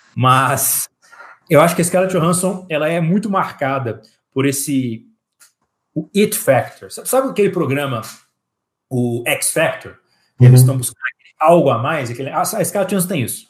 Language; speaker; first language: Portuguese; native; Portuguese